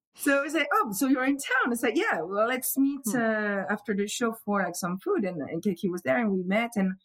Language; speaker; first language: English; non-native, fluent; French